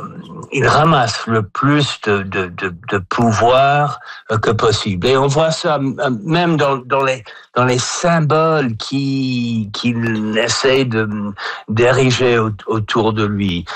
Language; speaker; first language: French; non-native, fluent; English